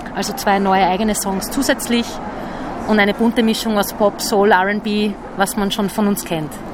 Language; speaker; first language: German; native; German